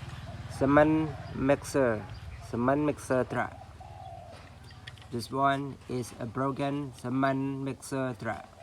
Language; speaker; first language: English; non-native, learner; Indonesian